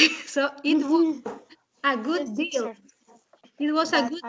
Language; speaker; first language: English; non-native, fluent; Spanish